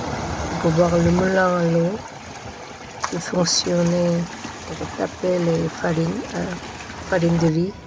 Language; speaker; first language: French; non-native, fluent; Korean